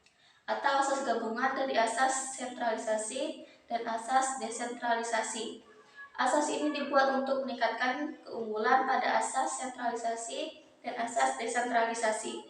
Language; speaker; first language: Indonesian; native; Indonesian